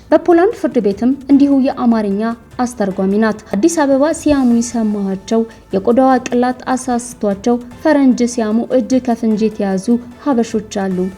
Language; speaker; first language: Amharic; native; Amharic